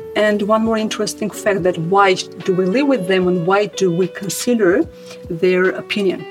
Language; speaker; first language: English; non-native, fluent; Armenian